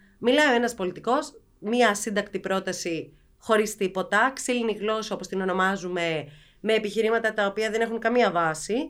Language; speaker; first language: Greek; native; Greek